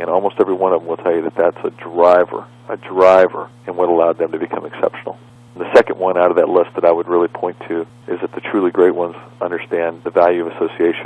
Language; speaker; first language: English; native; English